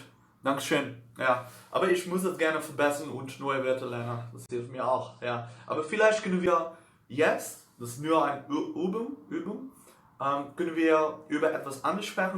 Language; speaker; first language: German; non-native, learner; Dutch